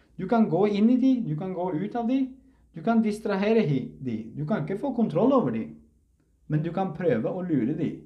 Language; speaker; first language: Norwegian; early bilingual, other home language; Uzbek